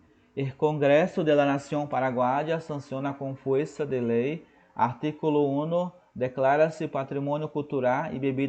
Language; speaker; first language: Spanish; non-native, fluent; Portuguese